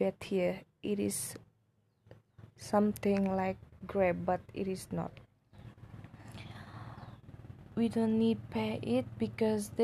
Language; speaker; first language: English; non-native, local second language; Malay